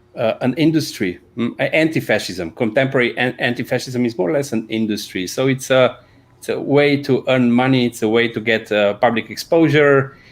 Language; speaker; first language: English; non-native, fluent; Slovenian